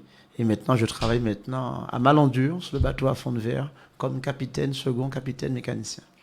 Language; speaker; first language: French; native; French